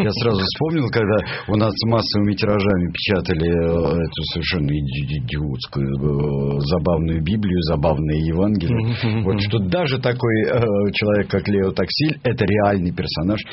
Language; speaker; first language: Russian; native; Russian